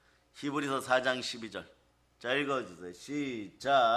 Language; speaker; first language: Korean; native; Korean